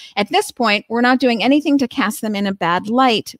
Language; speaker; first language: English; native; English